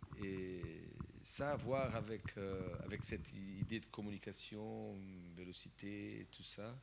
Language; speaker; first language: French; non-native, fluent; Portuguese